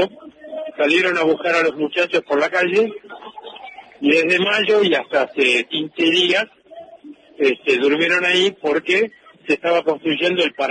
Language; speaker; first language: Spanish; native; Spanish